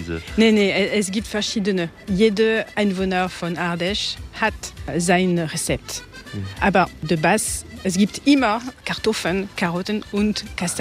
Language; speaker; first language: German; non-native, learner; French